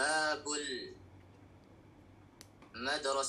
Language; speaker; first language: Arabic; non-native, learner; Indonesian